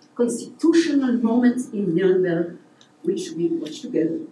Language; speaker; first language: English; non-native, fluent; Hebrew